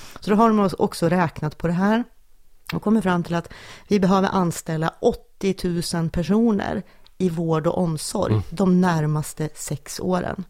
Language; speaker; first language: Swedish; native; Swedish